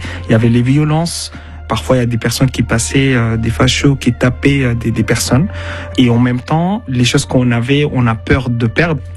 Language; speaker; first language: French; non-native, fluent; Arabic